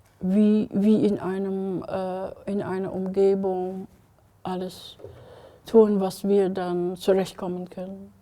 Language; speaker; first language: German; non-native, fluent; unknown